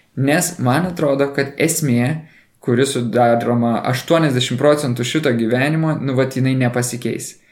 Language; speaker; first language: Lithuanian; native; Lithuanian